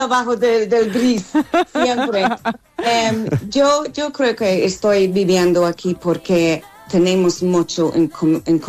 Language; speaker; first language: Spanish; non-native, fluent; English